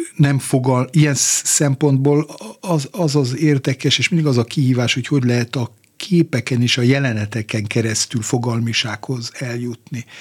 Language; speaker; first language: Hungarian; non-native, fluent; Turkish